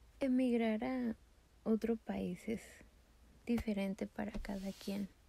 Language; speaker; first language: Spanish; native; Spanish